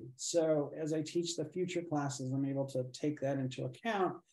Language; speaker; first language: English; native; English